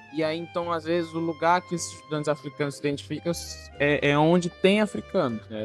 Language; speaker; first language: Portuguese; non-native, local second language; Kabuverdianu